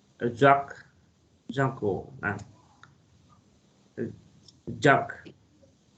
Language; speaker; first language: English; non-native, learner; Vietnamese